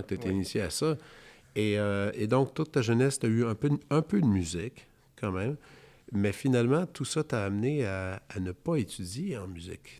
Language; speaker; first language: French; native; French